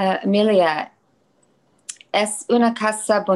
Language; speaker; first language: Spanish; non-native, learner; English